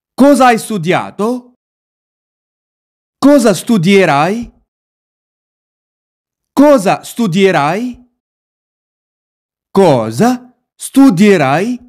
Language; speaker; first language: Italian; non-native, fluent; Arabic